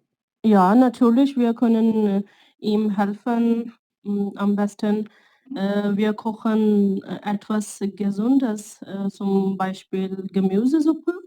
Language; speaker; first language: German; non-native, learner; Urdu